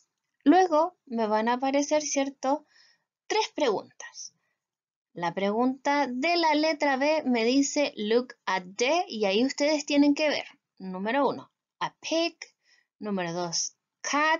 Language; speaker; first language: Spanish; native; Spanish